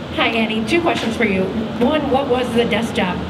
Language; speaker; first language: English; native; English